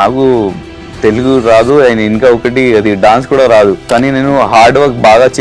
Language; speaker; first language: Telugu; non-native, learner; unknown